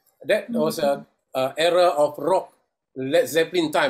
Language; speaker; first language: English; non-native, local second language; Malay